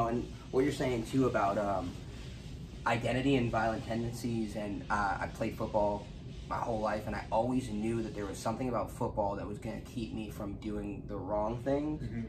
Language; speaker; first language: English; native; English